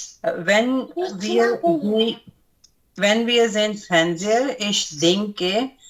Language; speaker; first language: German; non-native, learner; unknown